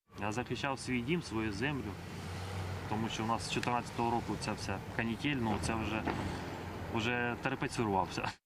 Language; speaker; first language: Ukrainian; native; Ukrainian